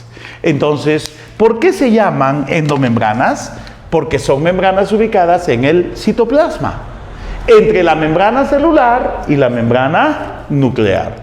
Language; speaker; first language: Spanish; native; Spanish